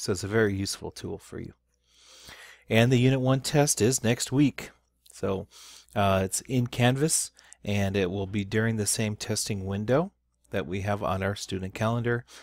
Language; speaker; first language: English; native; English